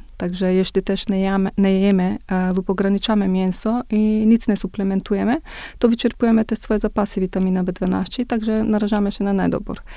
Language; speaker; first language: Polish; non-native, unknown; Macedonian